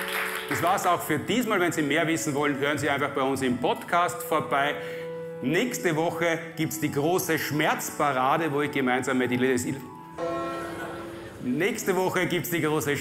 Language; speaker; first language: German; native; German